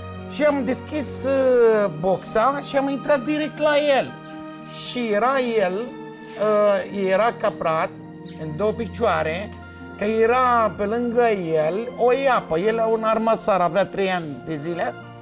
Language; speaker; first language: Romanian; non-native, fluent; Arabic